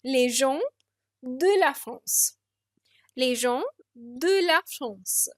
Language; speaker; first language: French; non-native, fluent; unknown